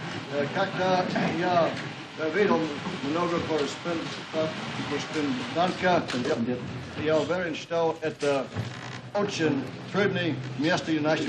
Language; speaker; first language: Russian; non-native, learner; English